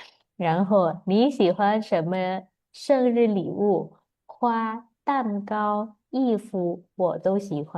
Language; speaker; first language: Chinese; non-native, fluent; Indonesian